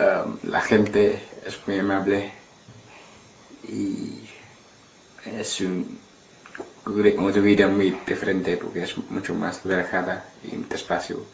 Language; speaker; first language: Spanish; non-native, learner; English